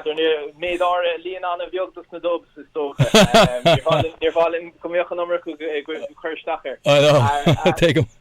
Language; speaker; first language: Irish; native; Irish